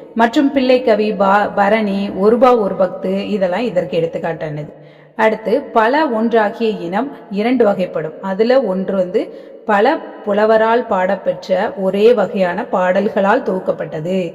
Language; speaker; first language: Tamil; native; Tamil